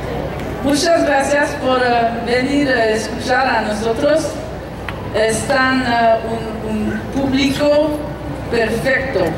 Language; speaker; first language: Spanish; non-native, learner; French